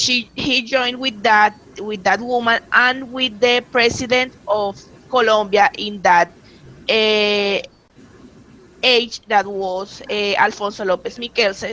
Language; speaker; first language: English; non-native, learner; Spanish